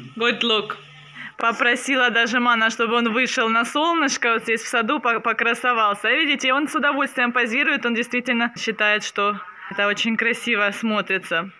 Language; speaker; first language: Russian; native; Russian